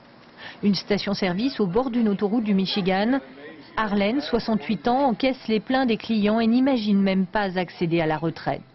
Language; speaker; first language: French; native; French